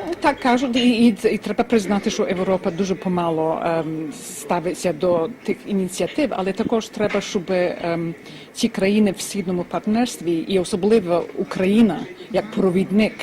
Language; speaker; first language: Ukrainian; early bilingual, heritage; Ukrainian